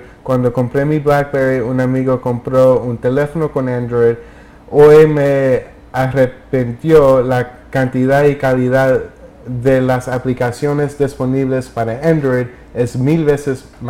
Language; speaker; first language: Spanish; early bilingual, heritage; English